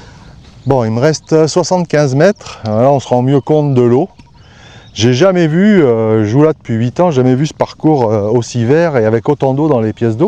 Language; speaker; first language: French; native; French